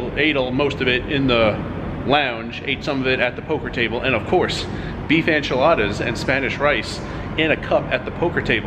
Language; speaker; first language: English; native; English